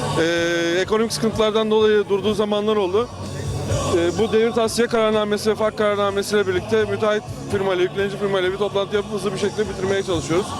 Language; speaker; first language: Turkish; native; Turkish